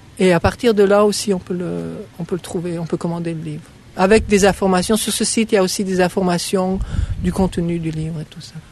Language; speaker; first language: French; native; French